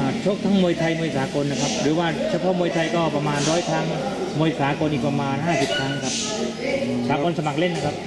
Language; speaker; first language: Thai; native; Thai